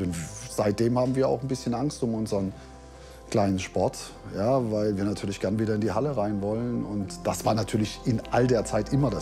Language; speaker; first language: German; native; German